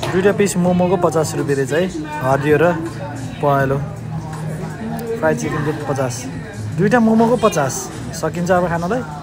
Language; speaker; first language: Nepali; native; Nepali